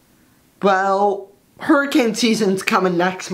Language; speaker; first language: English; native; English